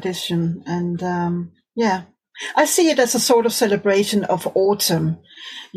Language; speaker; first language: English; non-native, fluent; Danish